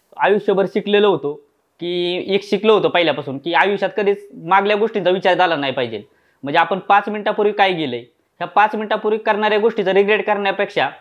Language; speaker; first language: Marathi; native; Marathi